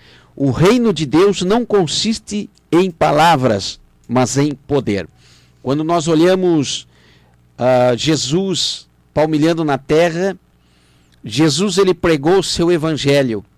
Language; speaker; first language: Portuguese; native; Portuguese